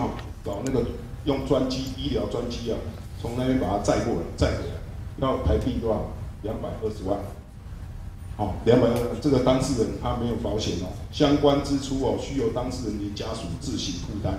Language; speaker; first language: Chinese; native; Chinese